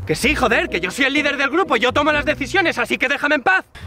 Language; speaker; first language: Spanish; native; Spanish